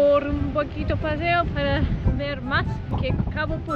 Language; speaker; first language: Spanish; non-native, learner; English